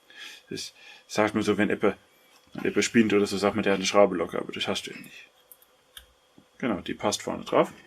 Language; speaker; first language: German; native; German